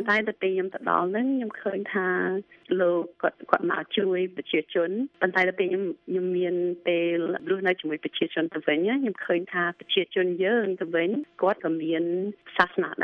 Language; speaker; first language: Khmer; early bilingual, other home language; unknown